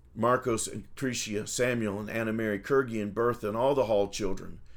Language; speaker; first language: English; native; English